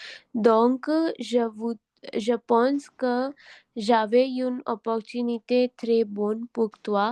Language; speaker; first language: French; non-native, learner; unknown